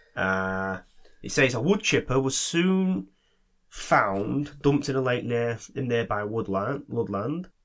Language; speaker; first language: English; native; English